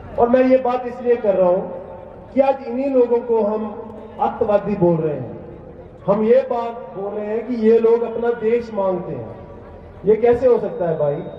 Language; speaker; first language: Hindi; non-native, local second language; Punjabi